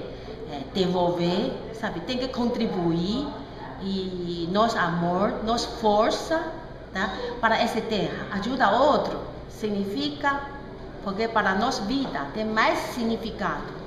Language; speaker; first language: Portuguese; non-native, learner; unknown